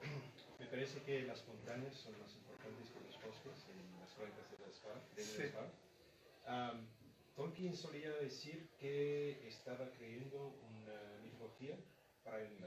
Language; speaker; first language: Spanish; non-native, fluent; English